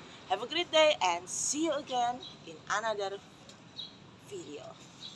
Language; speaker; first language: English; non-native, learner; Indonesian